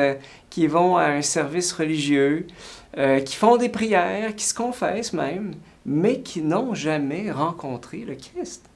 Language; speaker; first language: French; native; French